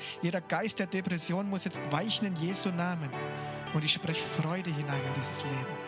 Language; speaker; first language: German; native; German